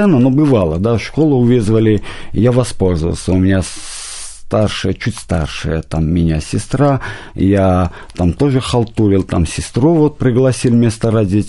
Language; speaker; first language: Russian; non-native, local second language; Armenian